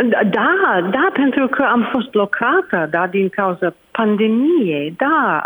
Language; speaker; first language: Romanian; non-native, learner; English